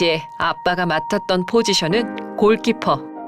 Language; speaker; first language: Korean; native; Korean